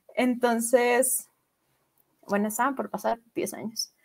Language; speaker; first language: Spanish; native; Spanish